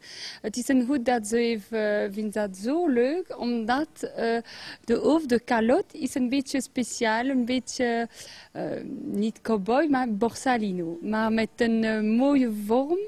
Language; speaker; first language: Dutch; non-native, learner; French